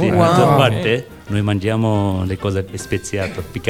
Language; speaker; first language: Italian; non-native, learner; Bangla